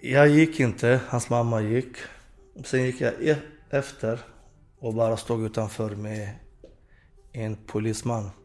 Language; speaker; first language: Swedish; non-native, fluent; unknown